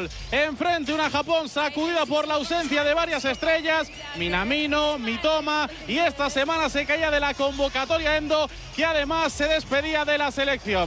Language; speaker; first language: Spanish; native; Spanish